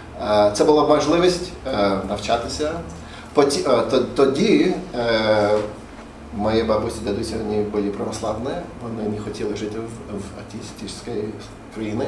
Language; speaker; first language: Ukrainian; non-native, learner; Russian